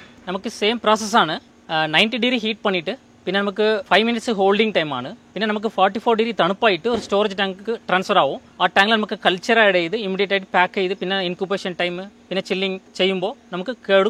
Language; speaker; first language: Malayalam; non-native, local second language; Tamil